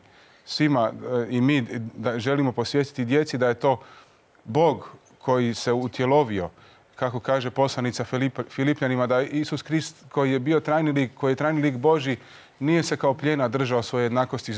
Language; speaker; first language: Croatian; native; Croatian